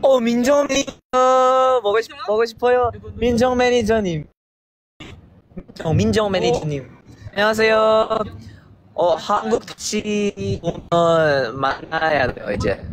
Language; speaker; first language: Korean; non-native, learner; Filipino